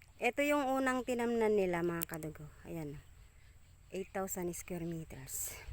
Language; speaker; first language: Filipino; non-native, local second language; Iloko